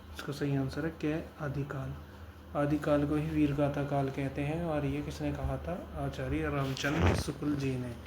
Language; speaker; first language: Hindi; native; Hindi